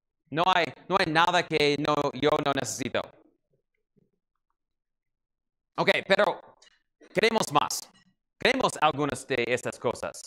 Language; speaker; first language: Spanish; non-native, learner; English